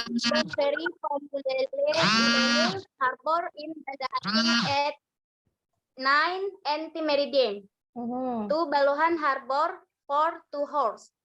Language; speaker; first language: English; non-native, learner; Indonesian